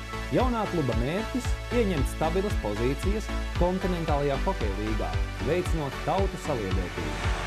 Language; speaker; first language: Latvian; native; Latvian